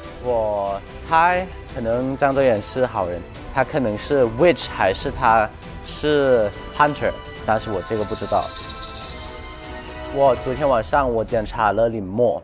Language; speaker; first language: Chinese; non-native, learner; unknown